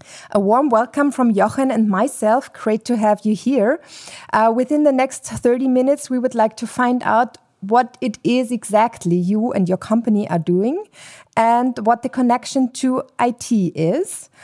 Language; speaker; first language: English; non-native, fluent; German